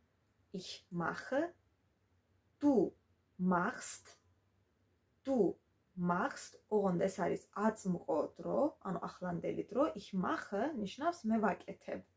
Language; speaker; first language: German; non-native, fluent; Georgian